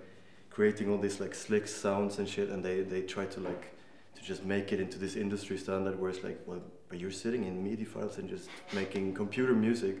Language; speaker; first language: English; non-native, fluent; Danish